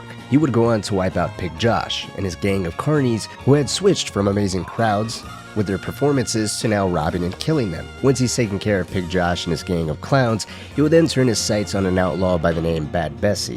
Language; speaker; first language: English; native; English